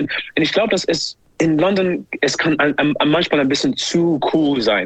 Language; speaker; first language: German; non-native, fluent; English